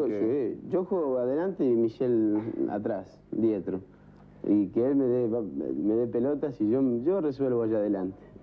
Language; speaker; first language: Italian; non-native, learner; Spanish